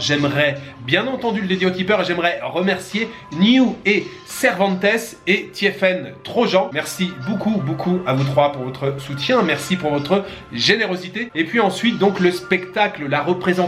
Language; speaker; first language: French; native; French